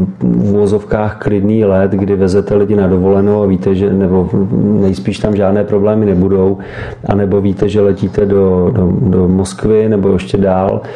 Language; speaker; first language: Czech; native; Czech